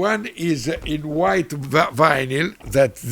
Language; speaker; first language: English; non-native, learner; Italian